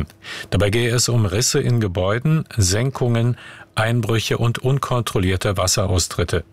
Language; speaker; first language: German; native; German